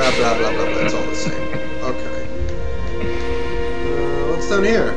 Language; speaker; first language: English; native; English